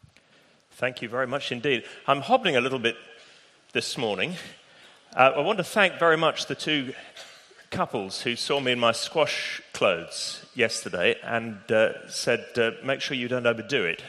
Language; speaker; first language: English; native; English